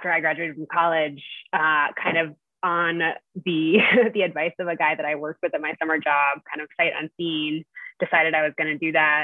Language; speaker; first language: English; native; English